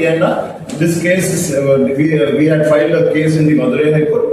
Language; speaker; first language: English; non-native, local second language; Tamil